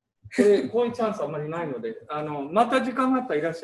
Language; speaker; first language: Japanese; native; Japanese